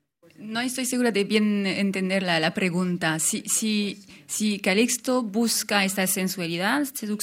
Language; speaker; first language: Spanish; non-native, fluent; French